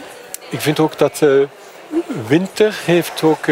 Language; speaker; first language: Dutch; non-native, fluent; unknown